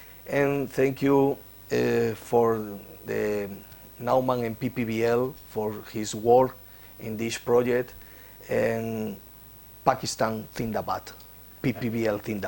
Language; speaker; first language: English; non-native, learner; Spanish